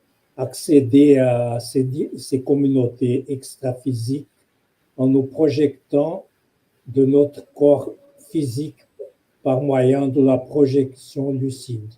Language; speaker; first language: French; non-native, fluent; Portuguese